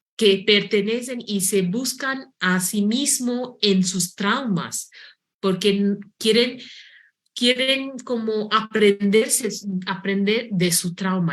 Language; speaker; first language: Spanish; non-native, fluent; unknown